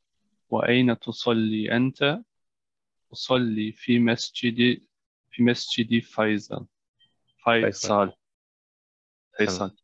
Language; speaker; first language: Arabic; non-native, learner; German